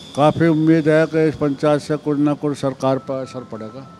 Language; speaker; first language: Hindi; native; Hindi